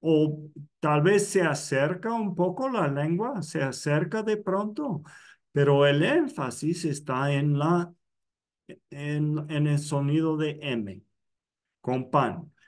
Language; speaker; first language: Spanish; non-native, fluent; English